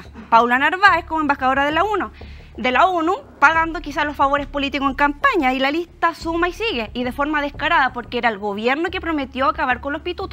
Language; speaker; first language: Spanish; native; Spanish